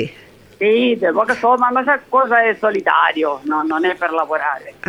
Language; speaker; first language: Italian; early bilingual, heritage; Spanish